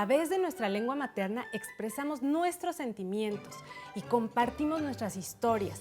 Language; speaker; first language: Spanish; native; Spanish